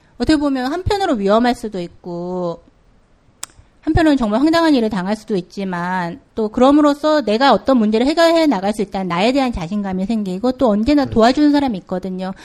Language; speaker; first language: Korean; native; Korean